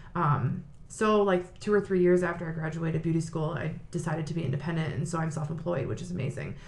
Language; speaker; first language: English; native; English